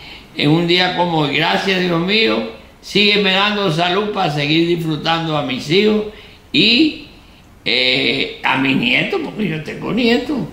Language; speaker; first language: Spanish; native; Spanish